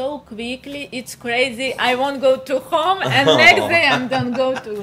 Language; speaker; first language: English; non-native, learner; Ukrainian